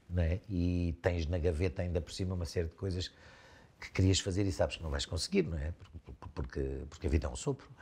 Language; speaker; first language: Portuguese; native; Portuguese